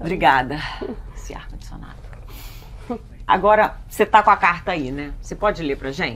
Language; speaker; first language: Portuguese; native; Portuguese